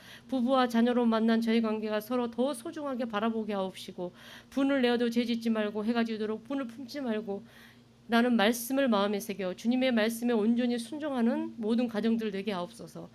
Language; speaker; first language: Korean; native; Korean